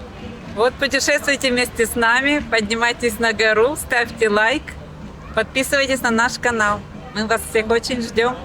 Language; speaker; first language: Russian; native; Russian